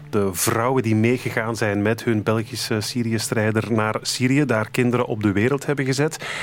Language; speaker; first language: Dutch; native; Dutch